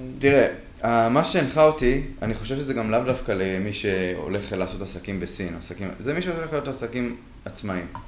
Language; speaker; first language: Hebrew; native; Hebrew